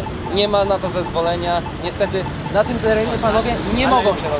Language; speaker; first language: Polish; native; Polish